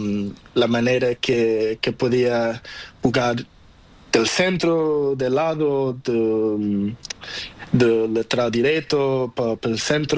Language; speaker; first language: Spanish; non-native, learner; Portuguese